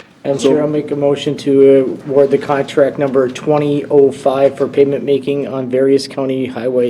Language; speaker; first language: English; native; English